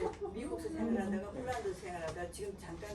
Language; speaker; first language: Korean; native; Korean